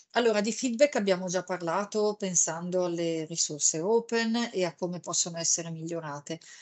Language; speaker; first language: Italian; native; Italian